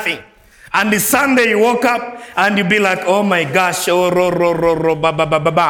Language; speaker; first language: English; non-native, local second language; Nyanja